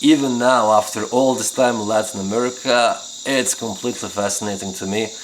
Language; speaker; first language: English; non-native, fluent; Lithuanian